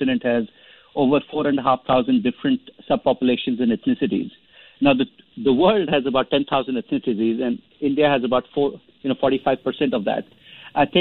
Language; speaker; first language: English; non-native, local second language; Hindi